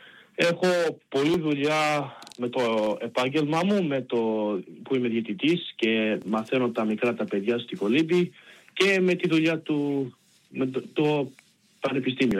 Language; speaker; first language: Greek; early bilingual, heritage; Greek